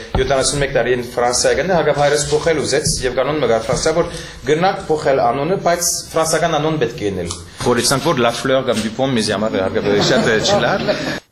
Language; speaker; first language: Armenian; early bilingual, heritage; Armenian